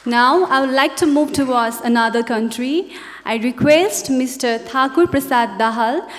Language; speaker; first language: English; non-native, local second language; Nepali